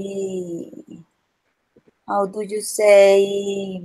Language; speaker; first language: English; non-native, learner; Spanish